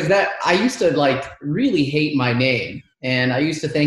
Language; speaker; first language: English; early bilingual, other home language; Arabic